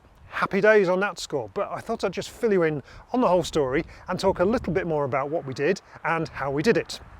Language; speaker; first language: English; native; English